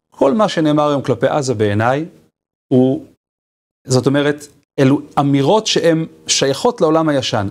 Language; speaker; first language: Hebrew; native; Hebrew